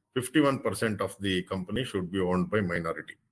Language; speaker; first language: English; non-native, local second language; Kannada